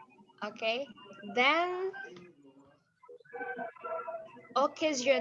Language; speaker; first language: English; non-native, fluent; Indonesian